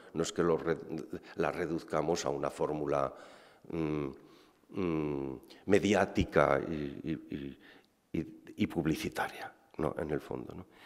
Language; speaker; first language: Spanish; native; Spanish